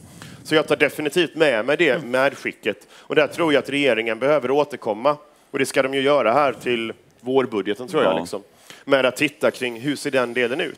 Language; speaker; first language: Swedish; native; Swedish